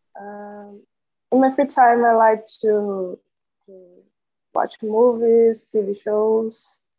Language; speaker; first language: English; non-native, learner; Portuguese